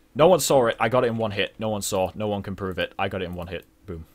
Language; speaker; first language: English; native; English